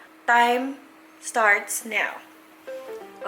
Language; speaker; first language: English; non-native, local second language; Cebuano